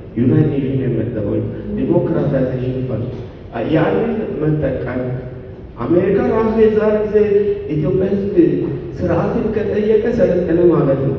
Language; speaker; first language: Amharic; non-native, local second language; Sidamo